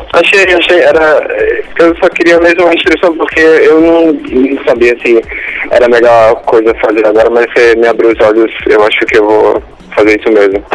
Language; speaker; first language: Portuguese; native; Portuguese